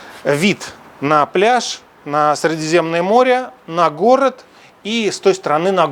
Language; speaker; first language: Russian; native; Russian